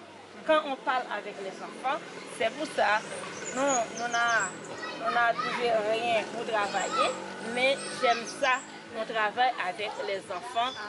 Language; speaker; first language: French; non-native, local second language; Haitian Creole